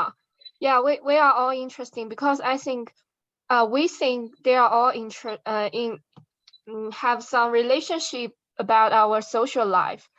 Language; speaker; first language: English; non-native, learner; Chinese